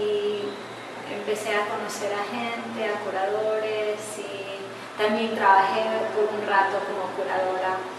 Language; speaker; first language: Spanish; early bilingual, heritage; English